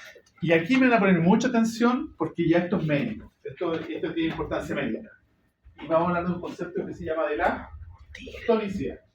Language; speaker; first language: Spanish; native; Spanish